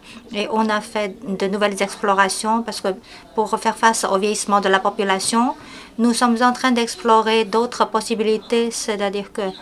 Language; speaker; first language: French; non-native, fluent; Chinese